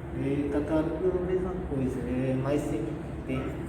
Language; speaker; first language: Portuguese; non-native, local second language; Guarani